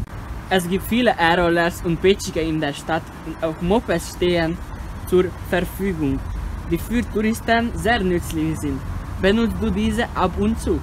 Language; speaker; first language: German; non-native, learner; Hungarian